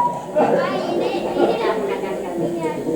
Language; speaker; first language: Basque; non-native, local second language; Spanish